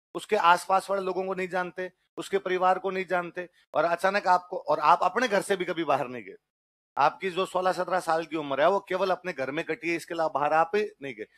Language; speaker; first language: Hindi; native; Hindi